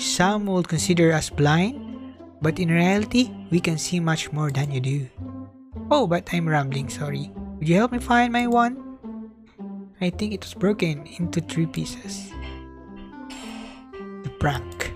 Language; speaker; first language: English; non-native, local second language; Filipino